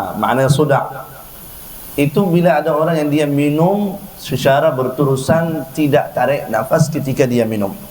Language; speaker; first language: Malay; non-native, fluent; Arabic